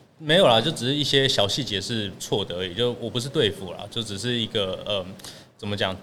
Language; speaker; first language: Chinese; native; Chinese